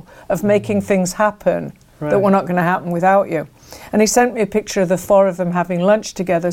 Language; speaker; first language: English; native; English